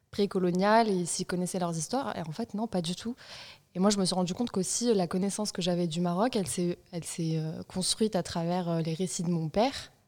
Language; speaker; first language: French; native; French